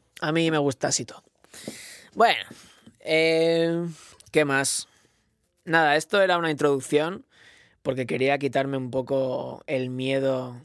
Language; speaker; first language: Spanish; non-native, local second language; Catalan